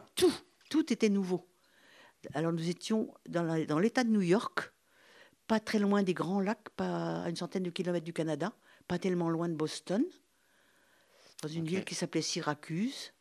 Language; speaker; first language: French; native; French